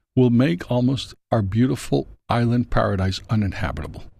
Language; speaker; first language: English; non-native, fluent; Spanish